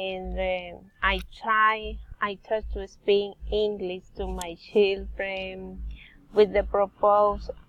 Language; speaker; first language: English; non-native, learner; Spanish